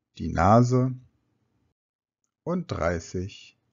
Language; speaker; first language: German; native; German